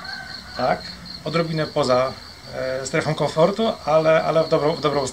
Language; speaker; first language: Polish; native; Polish